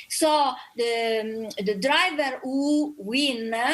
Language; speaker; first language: English; non-native, learner; Italian